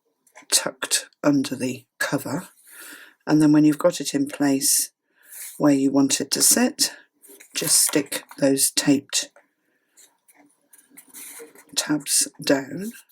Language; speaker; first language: English; native; English